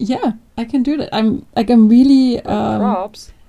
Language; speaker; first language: English; non-native, fluent; German